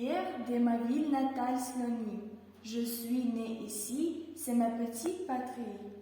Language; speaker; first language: French; non-native, learner; Russian